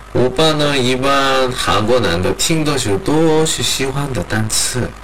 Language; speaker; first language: Chinese; non-native, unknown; Korean